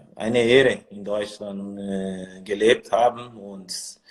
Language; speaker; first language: German; non-native, learner; Portuguese